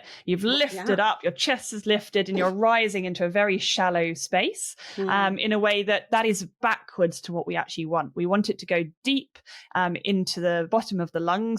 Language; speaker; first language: English; native; English